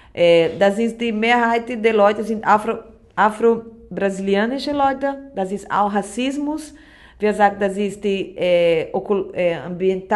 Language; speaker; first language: German; non-native, learner; Portuguese